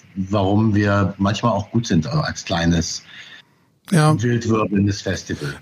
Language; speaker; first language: German; native; German